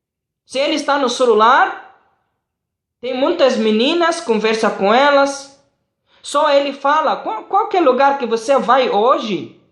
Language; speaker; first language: Portuguese; non-native, fluent; Arabic